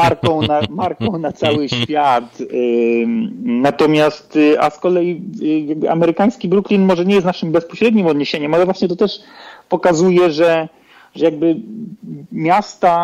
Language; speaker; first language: Polish; native; Polish